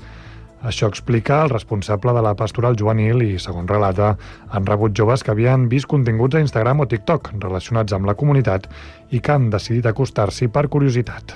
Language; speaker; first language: Catalan; native; Catalan